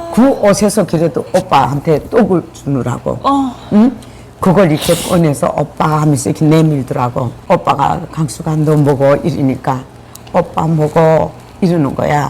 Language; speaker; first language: Korean; native; Korean